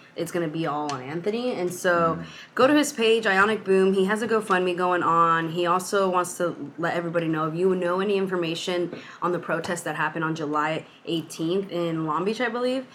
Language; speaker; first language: English; early bilingual, other home language; Spanish